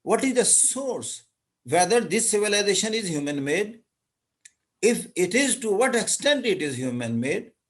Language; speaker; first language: English; non-native, local second language; Urdu